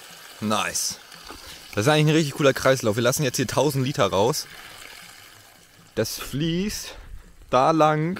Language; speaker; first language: German; native; German